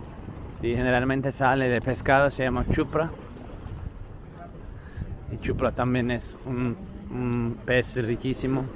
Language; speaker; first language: Spanish; non-native, learner; Turkish